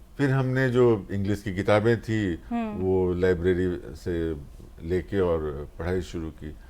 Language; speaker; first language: Hindi; native; Hindi